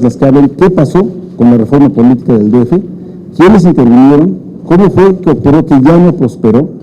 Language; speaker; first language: Spanish; native; Spanish